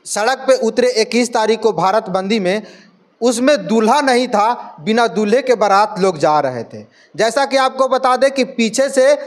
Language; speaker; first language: Hindi; native; Hindi